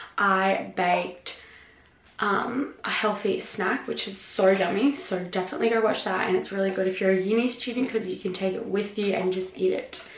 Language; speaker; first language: English; native; English